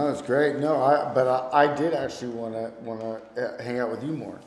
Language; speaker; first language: English; native; English